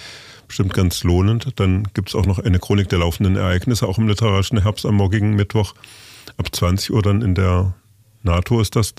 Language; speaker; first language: German; native; German